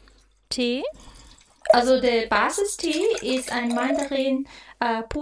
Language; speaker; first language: German; non-native, fluent; Chinese